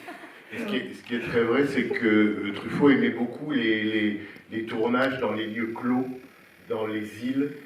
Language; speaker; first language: French; native; French